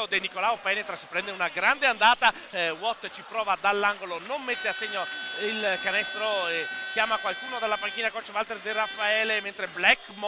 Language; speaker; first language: Italian; native; Italian